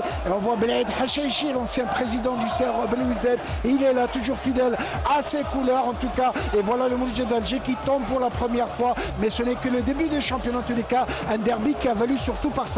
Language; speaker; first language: French; non-native, local second language; Arabic